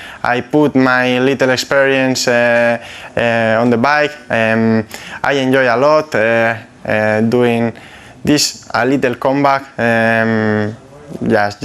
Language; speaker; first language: English; non-native, fluent; Spanish